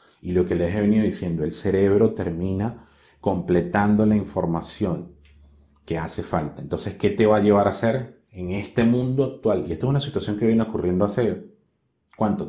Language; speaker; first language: Spanish; native; Spanish